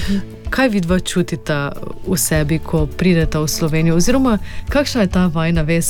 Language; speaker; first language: Slovenian; native; Slovenian